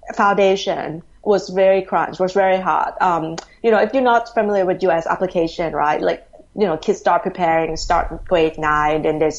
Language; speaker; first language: English; non-native, fluent; Thai